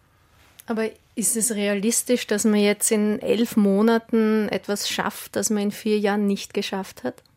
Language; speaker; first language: German; native; German